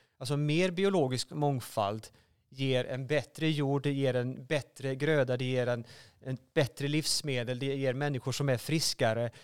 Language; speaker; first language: Swedish; native; Swedish